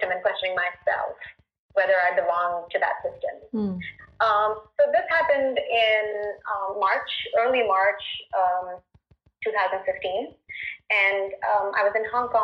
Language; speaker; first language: English; non-native, local second language; Punjabi